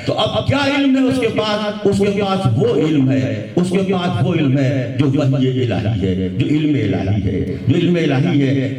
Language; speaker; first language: Urdu; native; Urdu